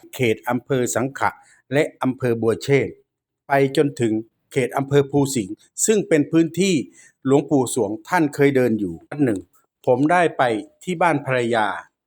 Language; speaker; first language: Thai; native; Thai